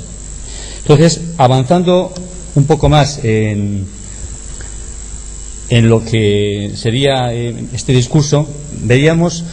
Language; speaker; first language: Spanish; native; Spanish